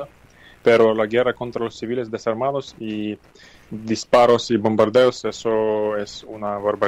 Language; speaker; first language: Spanish; non-native, fluent; Ukrainian